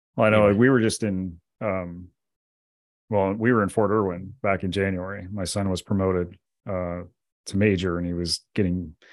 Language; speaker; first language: English; native; English